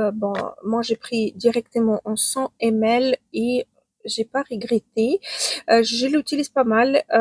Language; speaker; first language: French; non-native, fluent; Ukrainian